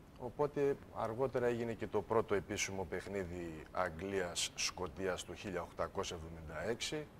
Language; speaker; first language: Greek; early bilingual, heritage; Greek